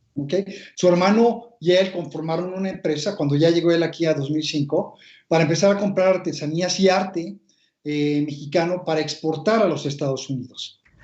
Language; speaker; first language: Spanish; native; Spanish